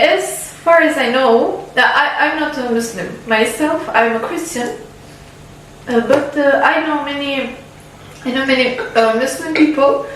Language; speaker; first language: English; non-native, fluent; Albanian